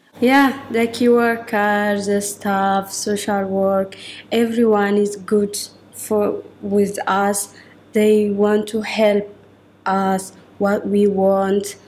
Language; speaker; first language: English; non-native, learner; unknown